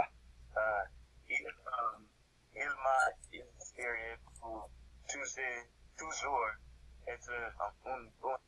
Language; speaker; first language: French; non-native, learner; English